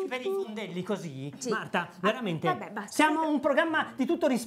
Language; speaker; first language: Italian; native; Italian